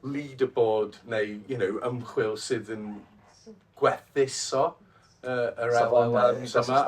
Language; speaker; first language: Welsh; non-native, fluent; English